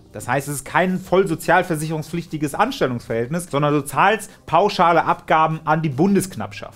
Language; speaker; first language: German; native; German